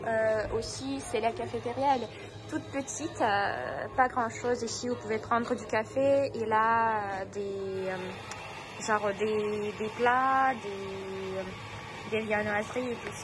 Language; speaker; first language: French; non-native, fluent; Russian